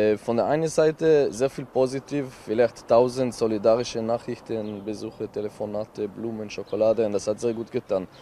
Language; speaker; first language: German; non-native, fluent; Hebrew